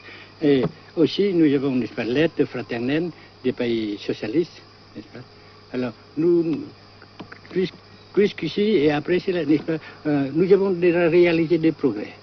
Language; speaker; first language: French; non-native, local second language; Vietnamese